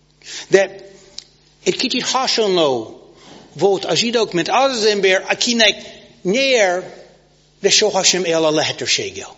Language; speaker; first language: Hungarian; non-native, fluent; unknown